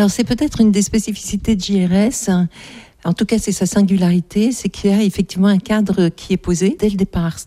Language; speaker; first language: French; native; French